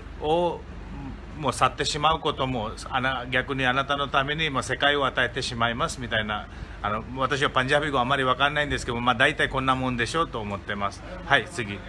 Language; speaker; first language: Japanese; non-native, fluent; Hindi